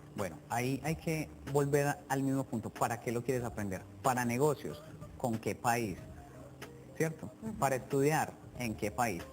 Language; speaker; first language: Spanish; native; Spanish